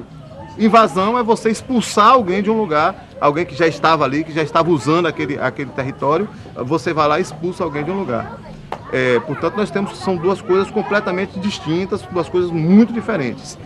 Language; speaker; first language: Portuguese; native; Portuguese